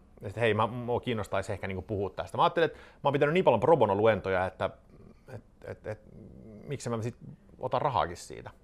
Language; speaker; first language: Finnish; non-native, fluent; Swedish